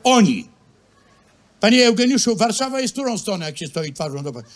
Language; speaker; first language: Polish; native; Polish